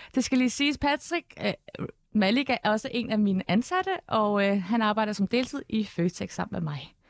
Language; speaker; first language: Danish; early bilingual, other home language; Albanian